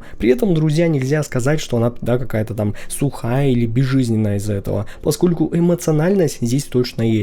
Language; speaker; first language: Russian; native; Russian